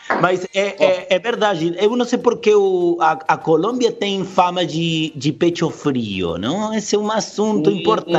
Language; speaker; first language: Portuguese; non-native, fluent; Spanish